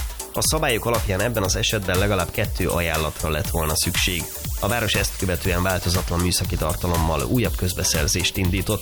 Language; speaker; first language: Hungarian; native; Hungarian